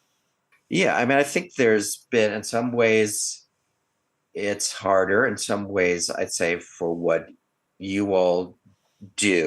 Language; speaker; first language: English; native; English